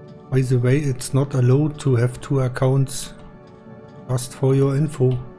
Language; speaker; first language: English; non-native, learner; German